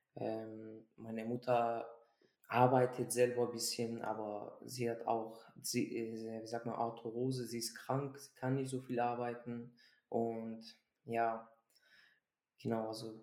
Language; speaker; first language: German; early bilingual, other home language; Persian